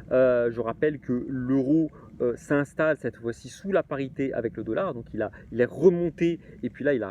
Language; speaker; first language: French; native; French